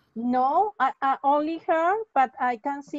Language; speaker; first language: English; non-native, learner; Spanish